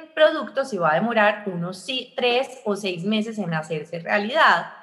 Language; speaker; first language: Spanish; native; Spanish